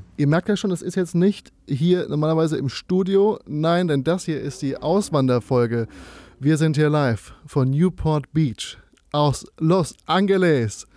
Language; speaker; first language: German; native; German